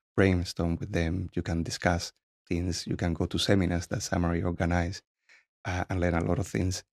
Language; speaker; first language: English; non-native, fluent; Spanish